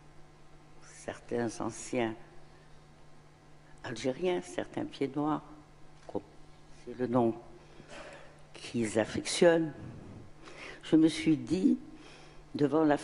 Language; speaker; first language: French; non-native, local second language; Arabic